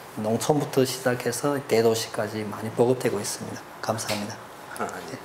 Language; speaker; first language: Korean; early bilingual, heritage; Korean